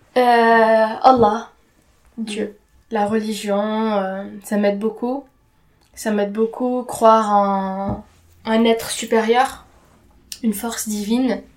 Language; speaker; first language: French; non-native, fluent; Arabic